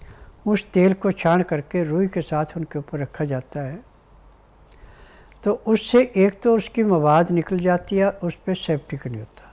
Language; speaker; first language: Hindi; native; Hindi